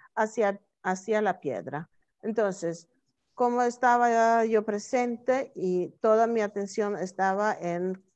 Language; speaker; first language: Spanish; non-native, fluent; Norwegian